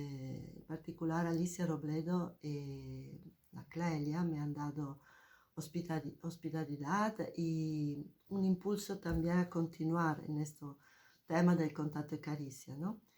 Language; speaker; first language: Spanish; non-native, fluent; Italian